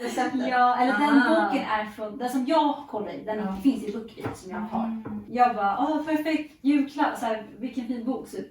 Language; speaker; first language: Swedish; native; Swedish